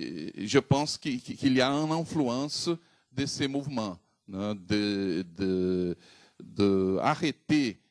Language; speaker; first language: French; non-native, fluent; Portuguese